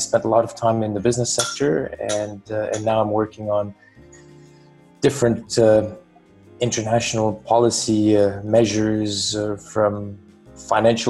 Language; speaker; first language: English; non-native, fluent; French